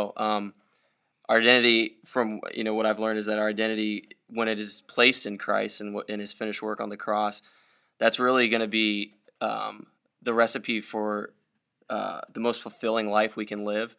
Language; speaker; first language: English; native; English